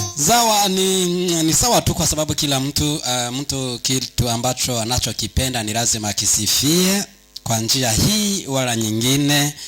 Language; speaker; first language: Swahili; non-native, local second language; Rundi